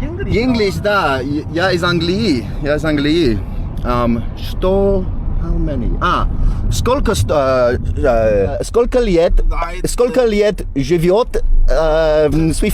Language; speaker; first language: Russian; non-native, learner; English